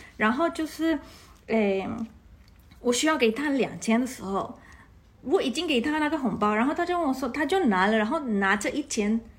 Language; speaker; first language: Chinese; non-native, fluent; Spanish